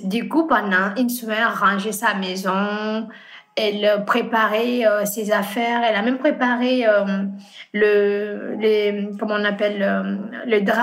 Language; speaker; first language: French; non-native, fluent; Fula